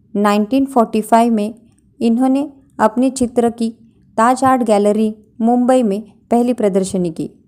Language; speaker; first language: Hindi; non-native, local second language; Marathi